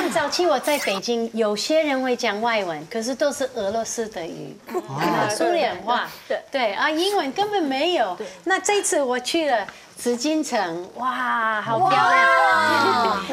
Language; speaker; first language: Chinese; non-native, fluent; English